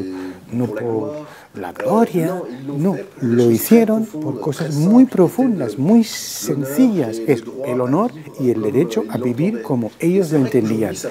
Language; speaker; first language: Spanish; non-native, fluent; French